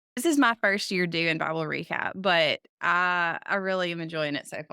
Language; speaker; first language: English; native; English